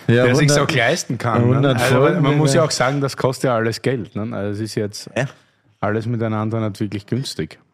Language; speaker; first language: German; native; German